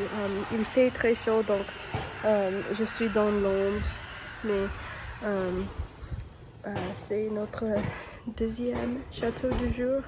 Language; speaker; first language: French; non-native, learner; English